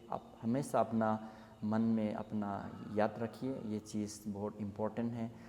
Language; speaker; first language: Hindi; non-native, local second language; Assamese